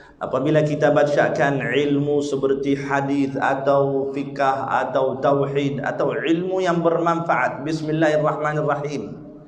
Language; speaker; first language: Malay; non-native, fluent; Arabic